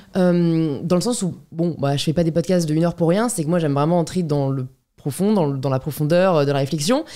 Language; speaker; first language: French; native; French